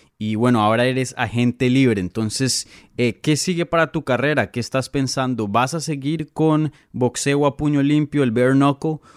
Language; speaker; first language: Spanish; native; Spanish